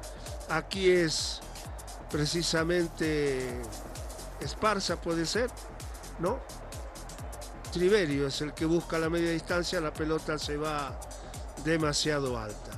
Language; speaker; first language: Spanish; native; Spanish